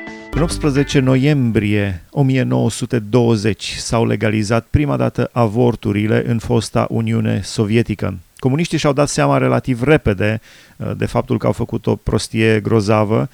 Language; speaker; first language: Romanian; native; Romanian